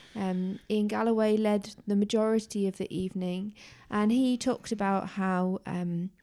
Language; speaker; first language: English; native; English